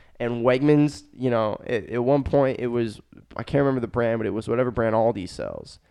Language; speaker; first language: English; native; English